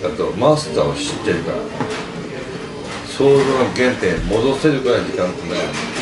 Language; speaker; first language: Japanese; native; Japanese